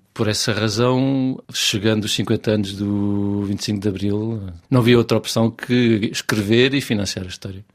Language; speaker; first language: Portuguese; native; Portuguese